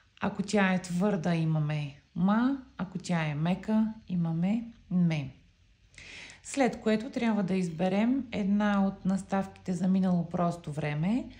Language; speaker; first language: Bulgarian; non-native, local second language; Turkish